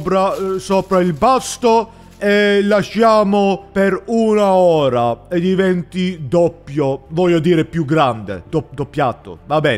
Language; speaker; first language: Italian; non-native, learner; English